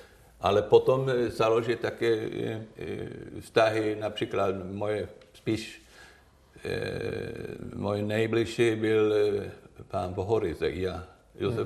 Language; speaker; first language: Czech; non-native, learner; Swedish